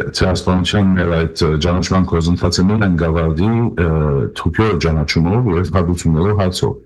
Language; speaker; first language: Armenian; early bilingual, heritage; Armenian